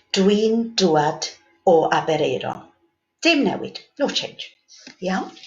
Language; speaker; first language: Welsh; native; Welsh